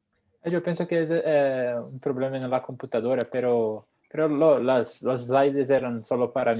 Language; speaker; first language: Spanish; non-native, fluent; Portuguese